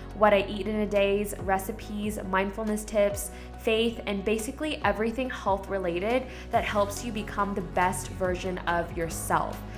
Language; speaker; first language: English; early bilingual, other home language; Korean